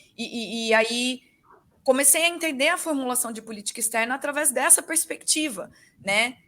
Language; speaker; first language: Portuguese; native; Portuguese